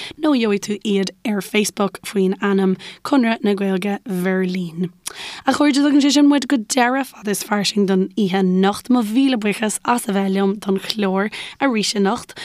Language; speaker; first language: Irish; native; Irish